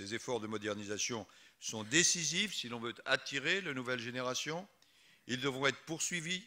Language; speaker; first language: French; native; French